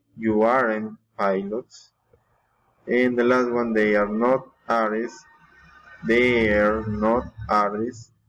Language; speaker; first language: English; non-native, fluent; Spanish